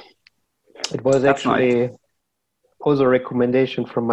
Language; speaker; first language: English; non-native, fluent; German